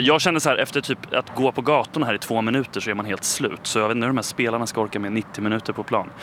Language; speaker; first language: Swedish; native; Swedish